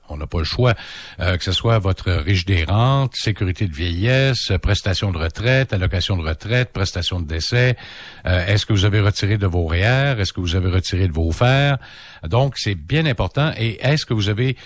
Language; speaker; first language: French; native; French